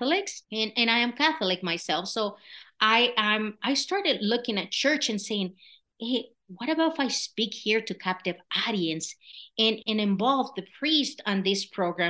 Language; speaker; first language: English; non-native, fluent; Spanish